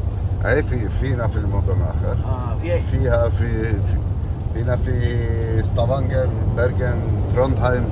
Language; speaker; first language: Arabic; non-native, fluent; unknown